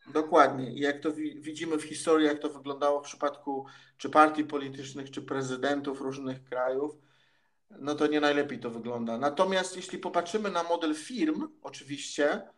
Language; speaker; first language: Polish; native; Polish